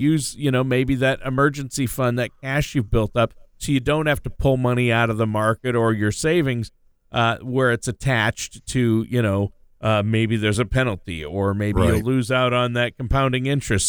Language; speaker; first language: English; native; English